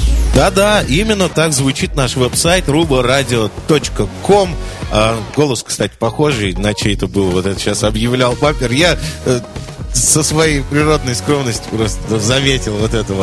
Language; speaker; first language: Russian; native; Russian